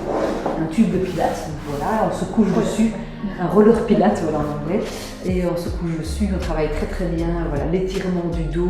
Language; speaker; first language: French; native; French